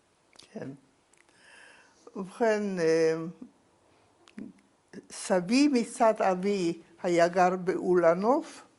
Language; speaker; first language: Hebrew; non-native, fluent; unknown